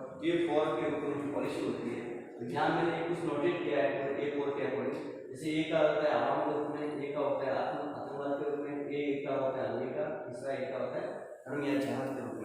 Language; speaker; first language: Hindi; native; Hindi